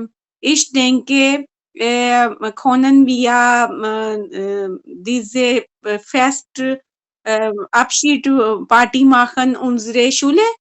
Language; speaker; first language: German; non-native, learner; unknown